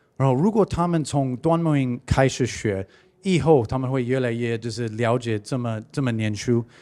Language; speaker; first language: Chinese; non-native, fluent; English